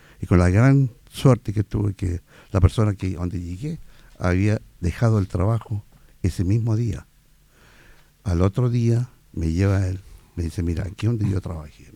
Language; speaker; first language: Spanish; native; Spanish